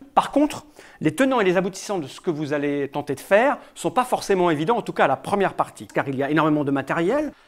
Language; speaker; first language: French; native; French